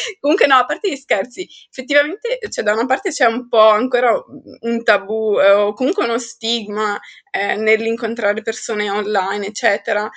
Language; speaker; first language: Italian; early bilingual, other home language; Arabic